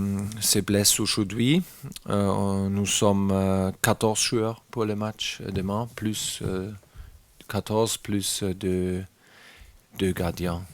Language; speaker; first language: French; non-native, learner; German